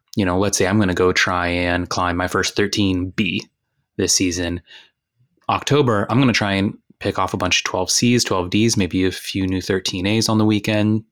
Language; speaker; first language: English; native; English